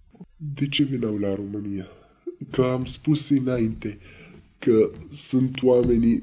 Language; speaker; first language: Romanian; non-native, learner; Arabic